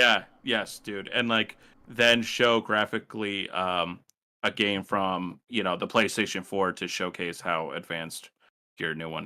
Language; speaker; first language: English; native; English